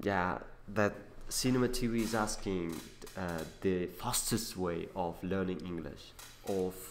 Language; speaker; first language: English; non-native, learner; Uzbek